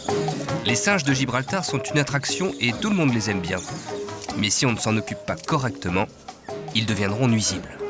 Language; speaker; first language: French; native; French